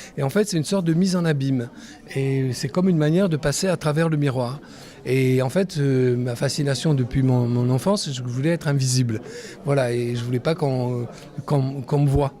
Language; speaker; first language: French; non-native, local second language; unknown